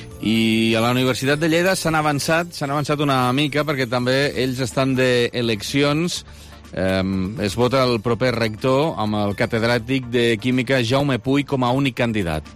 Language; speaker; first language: Catalan; native; Catalan